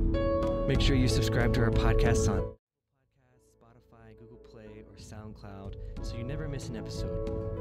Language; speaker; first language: English; native; English